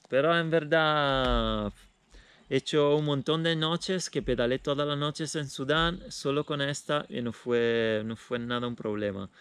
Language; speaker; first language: Spanish; non-native, fluent; Italian